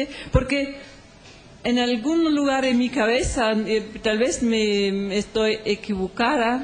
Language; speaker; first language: Spanish; non-native, fluent; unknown